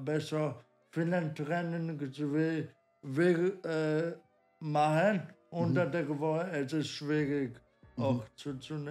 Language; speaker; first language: German; non-native, learner; Polish